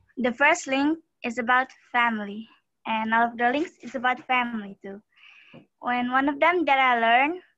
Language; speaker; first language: English; non-native, learner; Indonesian